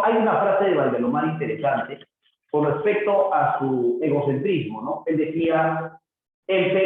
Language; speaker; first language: Spanish; native; Spanish